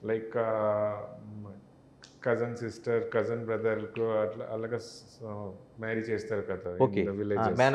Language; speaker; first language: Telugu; non-native, learner; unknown